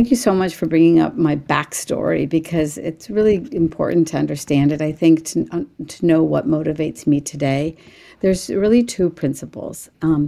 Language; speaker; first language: English; early bilingual, other home language; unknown